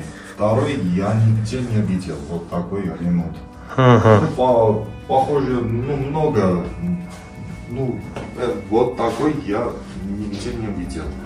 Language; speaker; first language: Russian; non-native, learner; Armenian